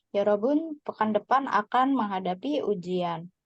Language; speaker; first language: Indonesian; native; Indonesian